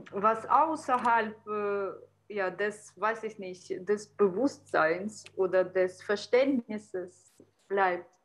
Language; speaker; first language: German; non-native, fluent; Ukrainian